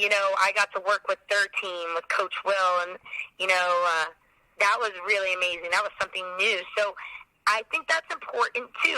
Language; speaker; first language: English; native; English